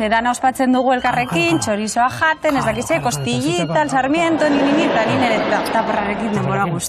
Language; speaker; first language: Basque; non-native, local second language; Spanish